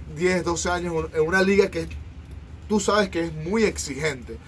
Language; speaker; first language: Spanish; native; Spanish